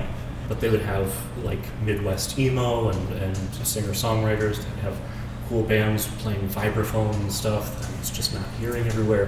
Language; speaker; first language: English; native; English